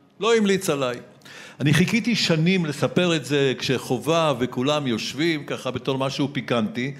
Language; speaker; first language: Hebrew; early bilingual, other home language; Polish